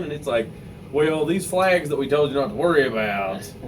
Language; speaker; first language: English; native; English